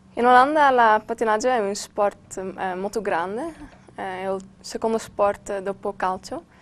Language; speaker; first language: Italian; non-native, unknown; Dutch